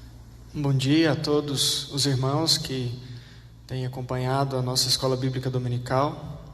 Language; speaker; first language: Portuguese; native; Portuguese